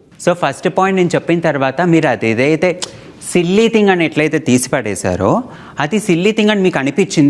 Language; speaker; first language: Telugu; native; Telugu